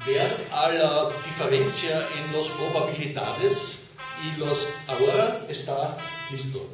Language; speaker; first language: Spanish; non-native, fluent; German